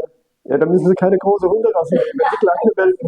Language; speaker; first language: German; native; German